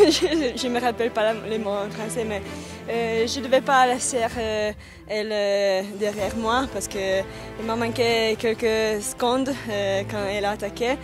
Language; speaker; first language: French; non-native, fluent; Italian